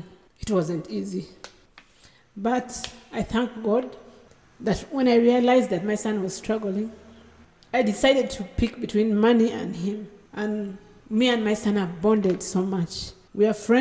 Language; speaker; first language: English; non-native, local second language; Acoli